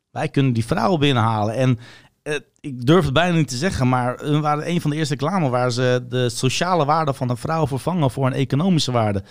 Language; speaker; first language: Dutch; early bilingual, other home language; Bosnian